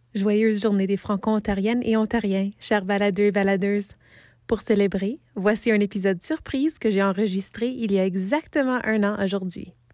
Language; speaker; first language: French; native; French